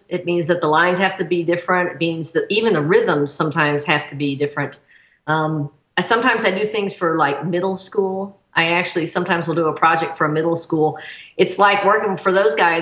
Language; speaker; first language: English; native; English